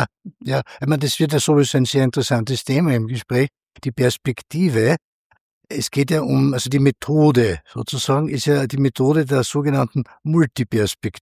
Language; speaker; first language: German; native; German